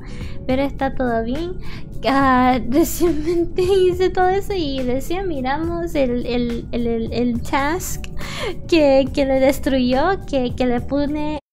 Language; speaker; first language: Spanish; early bilingual, heritage; Spanish